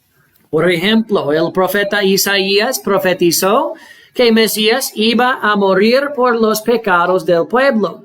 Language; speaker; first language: Spanish; non-native, fluent; English